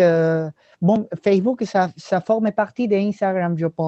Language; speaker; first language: French; non-native, learner; Spanish